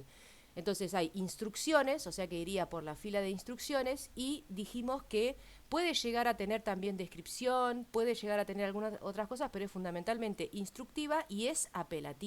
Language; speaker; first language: Spanish; native; Spanish